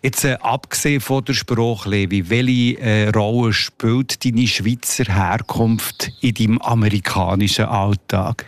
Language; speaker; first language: German; native; German